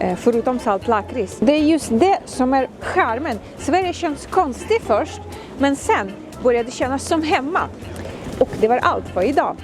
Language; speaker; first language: Swedish; non-native, fluent; Ukrainian